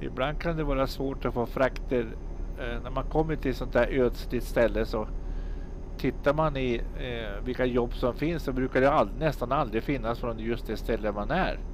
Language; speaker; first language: Swedish; native; Swedish